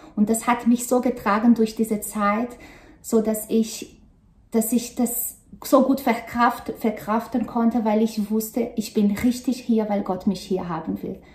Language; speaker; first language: German; non-native, fluent; Portuguese